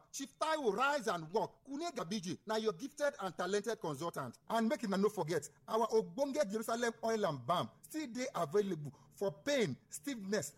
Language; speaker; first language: Nigerian Pidgin; non-native, local second language; Igbo